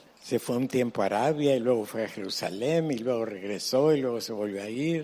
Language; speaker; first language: Spanish; native; Spanish